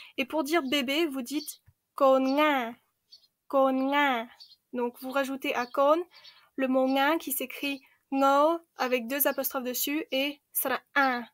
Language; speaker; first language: French; early bilingual, other home language; Khmer